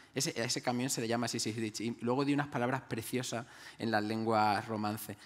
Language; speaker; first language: Spanish; non-native, local second language; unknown